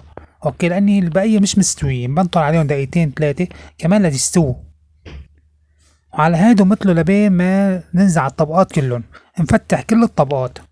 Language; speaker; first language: Arabic; native; Arabic